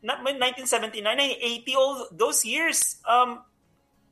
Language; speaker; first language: English; non-native, local second language; Hiligaynon